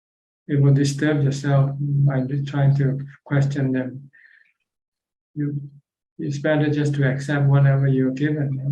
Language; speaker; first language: English; non-native, fluent; Thai